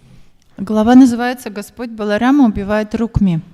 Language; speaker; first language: Russian; native; Russian